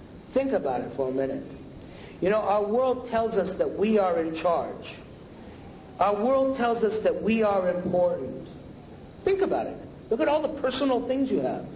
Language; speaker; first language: English; native; English